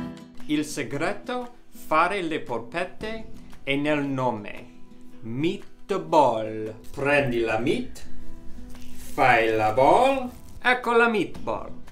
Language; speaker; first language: Italian; non-native, learner; English